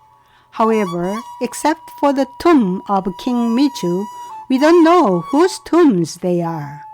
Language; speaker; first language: English; non-native, fluent; Korean